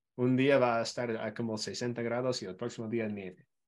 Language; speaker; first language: Spanish; non-native, fluent; English